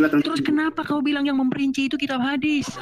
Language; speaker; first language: Indonesian; native; Indonesian